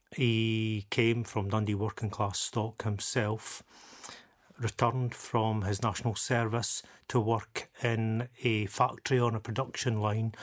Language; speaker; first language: English; native; English